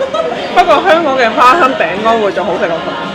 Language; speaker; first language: Cantonese; native; Cantonese